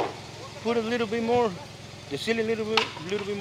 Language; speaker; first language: English; non-native, learner; Spanish